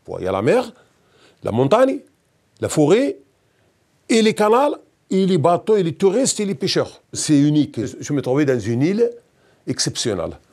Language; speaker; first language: French; non-native, local second language; Berber languages